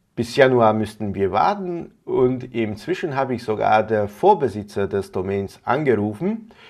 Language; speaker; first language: German; non-native, fluent; Hungarian